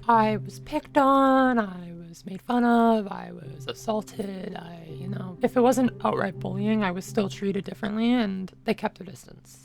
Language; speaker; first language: English; native; English